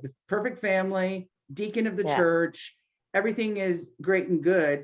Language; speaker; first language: English; native; English